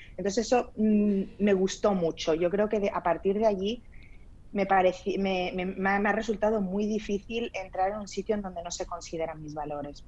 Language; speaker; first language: Spanish; early bilingual, other home language; Arabic